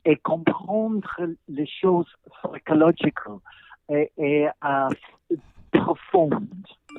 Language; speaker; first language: French; non-native, learner; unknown